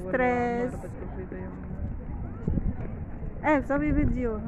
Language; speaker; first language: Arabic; non-native, learner; Filipino